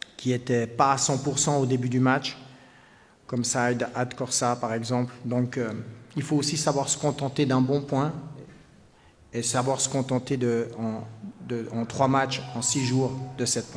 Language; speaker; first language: French; native; French